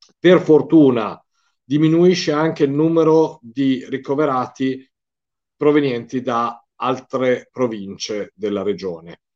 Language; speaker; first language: Italian; native; Italian